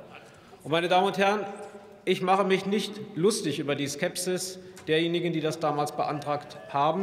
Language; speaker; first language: German; native; German